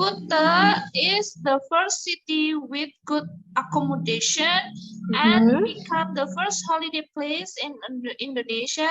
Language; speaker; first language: English; non-native, learner; Indonesian